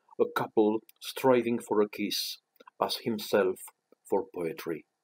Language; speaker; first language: English; non-native, fluent; Romanian